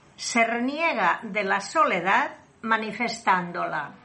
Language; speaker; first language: Spanish; non-native, local second language; Catalan